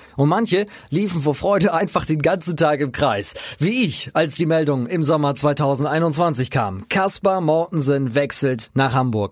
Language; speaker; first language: German; native; German